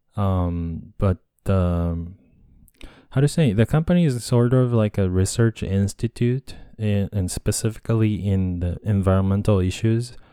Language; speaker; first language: English; non-native, fluent; Japanese